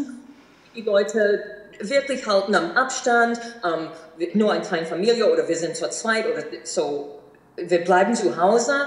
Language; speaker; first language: German; non-native, fluent; English